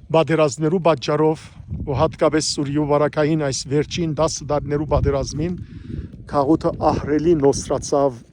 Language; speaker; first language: Armenian; early bilingual, heritage; Armenian